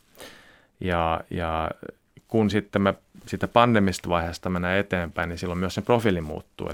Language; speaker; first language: Finnish; native; Finnish